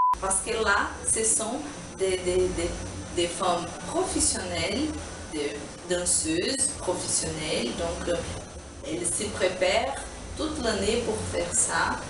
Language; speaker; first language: French; non-native, learner; Portuguese